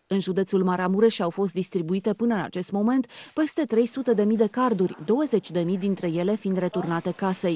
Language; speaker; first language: Romanian; native; Romanian